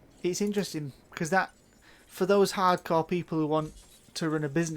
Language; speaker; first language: English; native; English